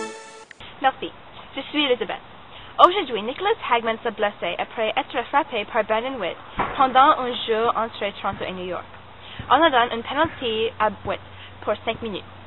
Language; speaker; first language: French; non-native, learner; English